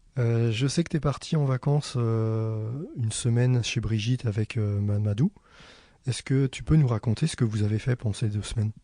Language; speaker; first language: French; native; French